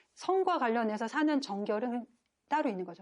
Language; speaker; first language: Korean; native; Korean